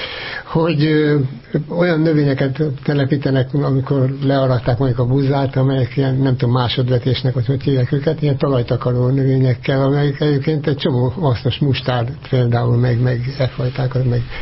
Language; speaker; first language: Hungarian; native; Hungarian